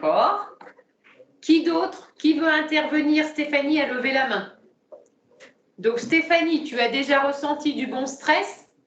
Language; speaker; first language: French; native; French